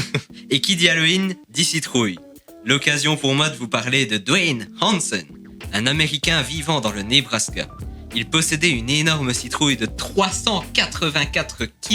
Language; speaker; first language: French; native; French